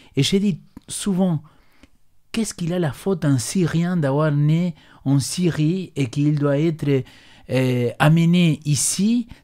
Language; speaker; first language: French; non-native, fluent; Spanish